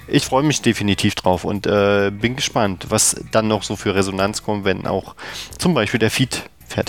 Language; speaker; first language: German; native; German